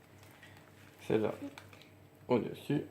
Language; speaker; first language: French; native; French